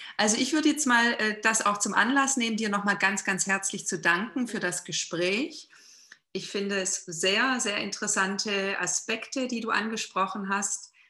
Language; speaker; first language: German; native; German